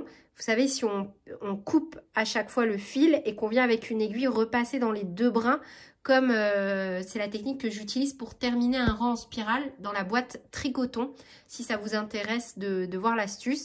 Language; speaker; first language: French; native; French